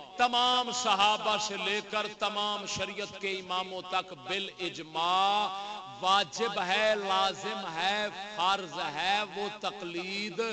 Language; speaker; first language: Urdu; non-native, local second language; Saraiki